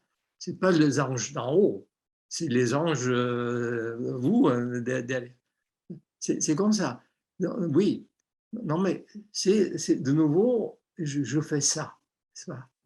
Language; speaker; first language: French; non-native, fluent; Armenian